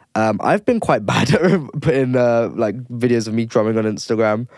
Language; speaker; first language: English; native; English